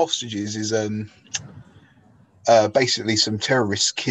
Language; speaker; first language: English; native; English